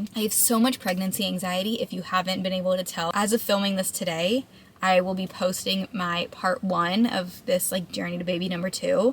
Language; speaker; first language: English; native; English